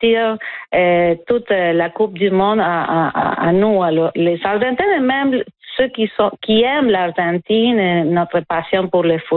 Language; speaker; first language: French; non-native, fluent; Spanish